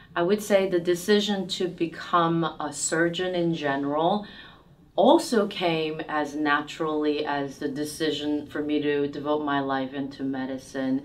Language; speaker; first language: English; early bilingual, other home language; Korean